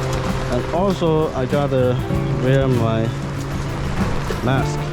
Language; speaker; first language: English; non-native, fluent; Chinese